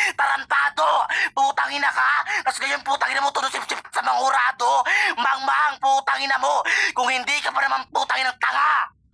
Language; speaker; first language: Filipino; non-native, local second language; Cebuano